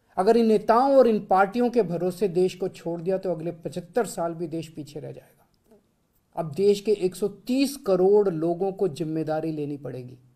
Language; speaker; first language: Hindi; native; Hindi